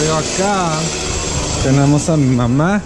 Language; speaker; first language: Spanish; early bilingual, heritage; Spanish